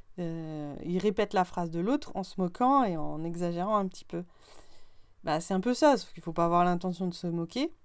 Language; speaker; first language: French; native; French